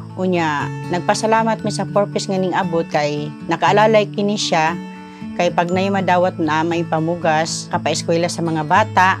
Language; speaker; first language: Cebuano; native; Cebuano